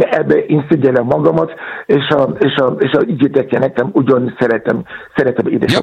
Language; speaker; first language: Hungarian; non-native, fluent; Yoruba